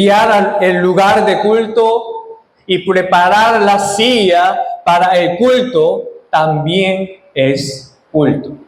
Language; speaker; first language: Spanish; non-native, fluent; Korean